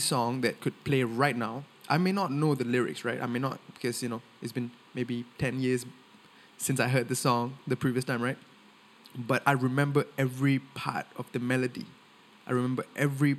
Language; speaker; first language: English; non-native, local second language; Tamil